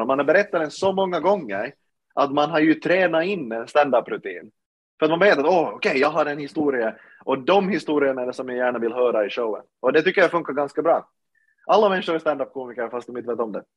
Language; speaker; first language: Swedish; native; Swedish